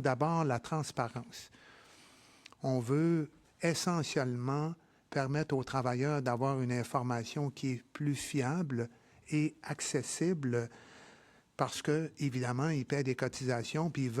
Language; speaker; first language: French; native; French